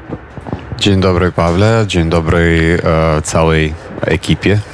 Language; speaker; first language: Polish; non-native, fluent; Ukrainian